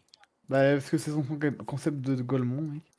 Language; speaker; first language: French; native; French